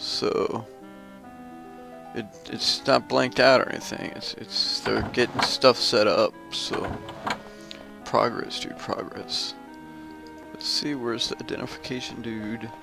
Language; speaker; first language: English; native; English